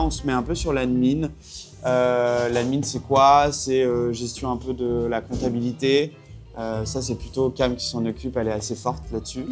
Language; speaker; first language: French; native; French